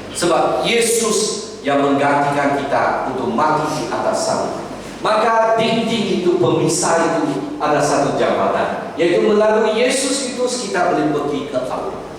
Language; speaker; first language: Malay; non-native, local second language; Chinese